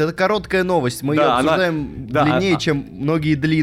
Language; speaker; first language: Russian; native; Russian